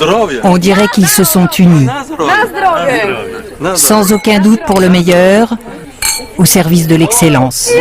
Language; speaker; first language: French; native; French